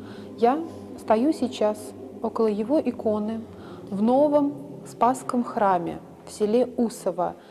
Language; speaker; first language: Russian; native; Russian